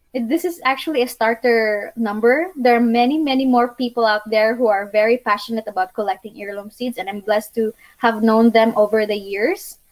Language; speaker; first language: English; non-native, local second language; Cebuano